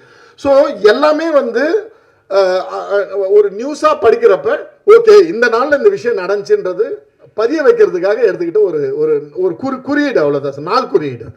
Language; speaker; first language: Tamil; native; Tamil